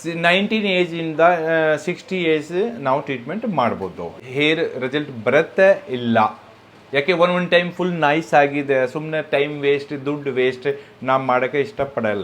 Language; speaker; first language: Kannada; non-native, local second language; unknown